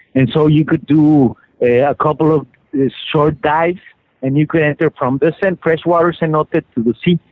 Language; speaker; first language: English; non-native, fluent; Spanish